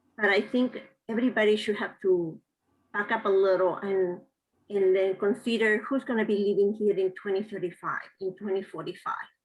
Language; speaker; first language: English; non-native, fluent; Spanish